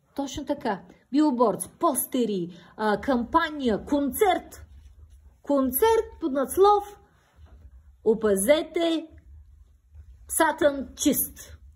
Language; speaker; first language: Bulgarian; native; Bulgarian